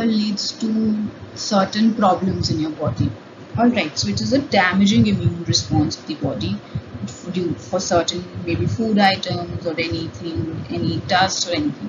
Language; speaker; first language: English; non-native, local second language; Hindi